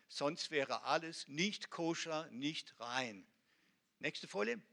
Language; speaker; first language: German; non-native, fluent; Hebrew